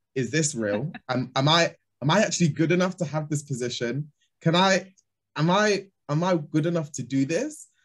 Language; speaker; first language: English; native; English